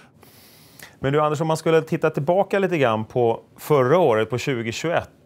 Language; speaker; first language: Swedish; native; Swedish